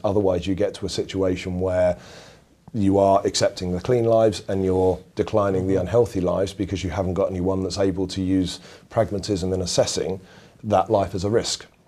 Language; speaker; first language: English; native; English